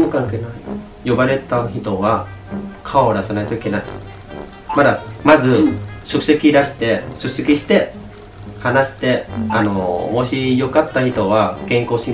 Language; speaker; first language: Japanese; non-native, fluent; Vietnamese